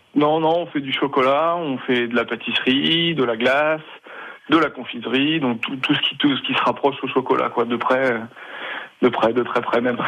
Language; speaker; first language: French; native; French